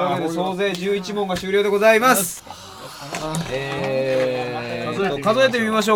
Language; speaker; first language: Japanese; native; Japanese